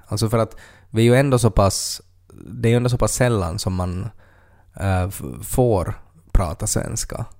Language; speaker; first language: Swedish; native; Swedish